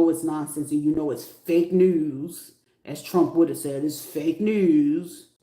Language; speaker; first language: English; native; English